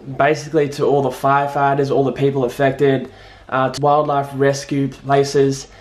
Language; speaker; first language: English; native; English